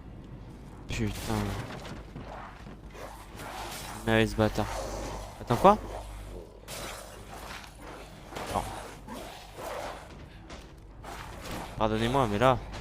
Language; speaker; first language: French; native; French